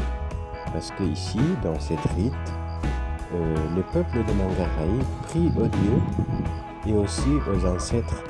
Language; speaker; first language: French; non-native, fluent; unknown